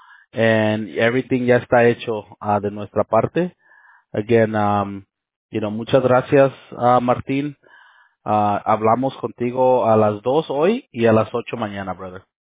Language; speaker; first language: Spanish; early bilingual, heritage; Spanish